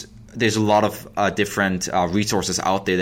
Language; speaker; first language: English; non-native, fluent; German